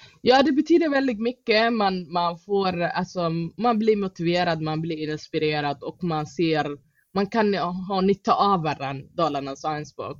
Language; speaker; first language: Swedish; non-native, fluent; Somali